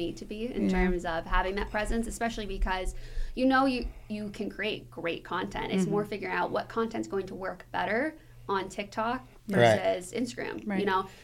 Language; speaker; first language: English; native; English